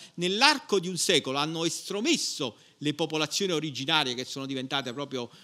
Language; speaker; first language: Italian; native; Italian